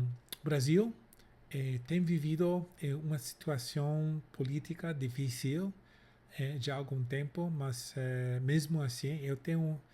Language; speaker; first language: Portuguese; non-native, fluent; English